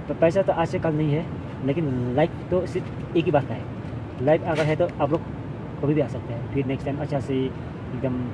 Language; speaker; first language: Hindi; non-native, local second language; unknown